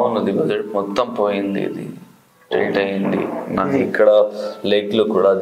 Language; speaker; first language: Telugu; non-native, learner; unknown